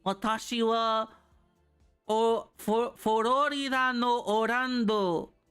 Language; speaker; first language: Japanese; non-native, learner; English